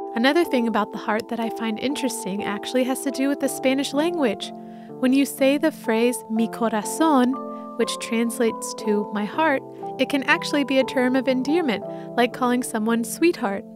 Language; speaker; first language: English; native; English